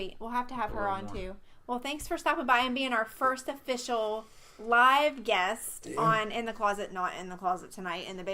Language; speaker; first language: English; native; English